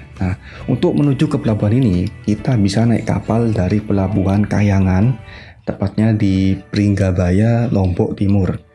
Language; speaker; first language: Indonesian; non-native, local second language; Madurese